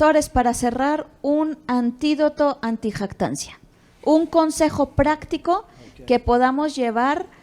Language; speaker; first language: Spanish; native; Spanish